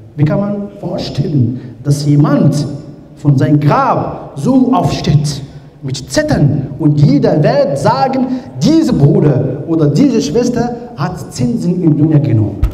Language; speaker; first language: German; non-native, learner; Arabic